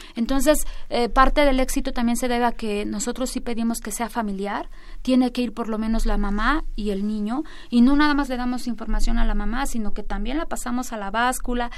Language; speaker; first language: Spanish; native; Spanish